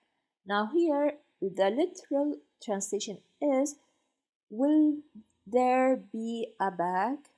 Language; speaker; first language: English; non-native, fluent; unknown